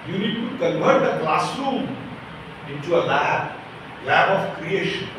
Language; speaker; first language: English; non-native, local second language; Marathi